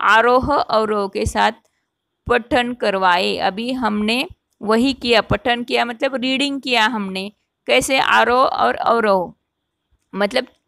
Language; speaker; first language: Hindi; non-native, local second language; Marathi